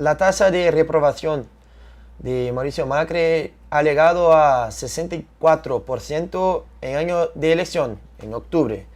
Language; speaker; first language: Spanish; non-native, fluent; Portuguese